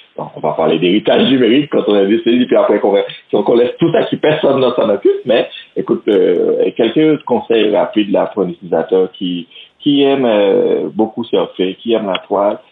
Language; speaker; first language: French; non-native, local second language; Haitian Creole